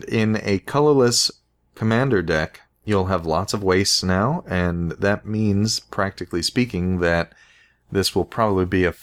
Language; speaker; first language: English; native; English